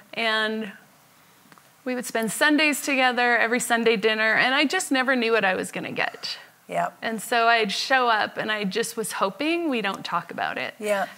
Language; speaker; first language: English; native; English